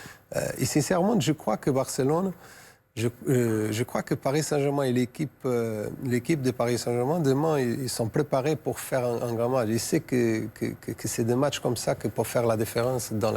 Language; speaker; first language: French; non-native, fluent; Portuguese